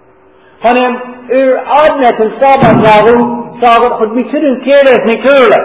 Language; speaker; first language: Hungarian; non-native, learner; English